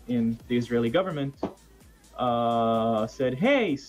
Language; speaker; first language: English; non-native, fluent; Hebrew